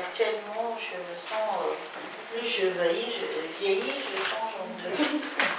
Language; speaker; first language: French; non-native, local second language; Malagasy